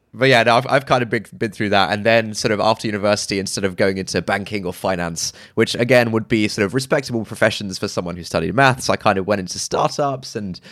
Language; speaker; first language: English; early bilingual, other home language; Urdu